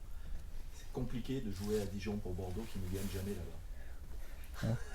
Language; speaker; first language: French; native; French